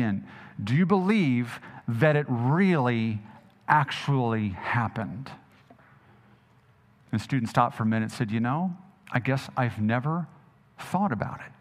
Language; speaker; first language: English; native; English